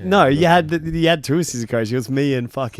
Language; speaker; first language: English; native; English